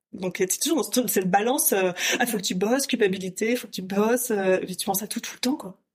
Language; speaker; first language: French; native; French